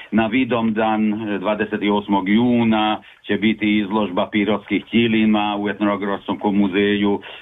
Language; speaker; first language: Serbian; early bilingual, heritage; Serbian